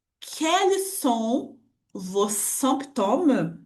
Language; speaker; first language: French; non-native, fluent; Portuguese